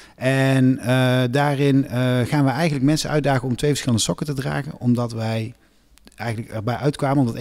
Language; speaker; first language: Dutch; native; Dutch